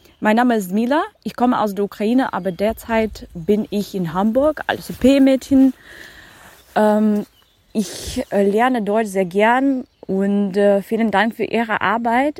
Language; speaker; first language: German; non-native, learner; Ukrainian